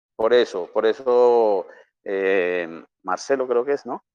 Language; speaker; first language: Spanish; native; Spanish